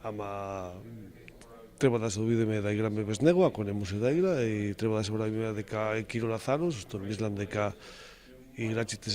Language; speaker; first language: Macedonian; non-native, fluent; Spanish